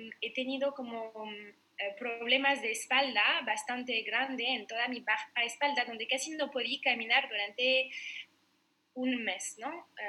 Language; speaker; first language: Spanish; non-native, fluent; French